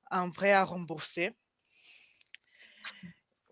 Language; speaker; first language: French; non-native, fluent; Russian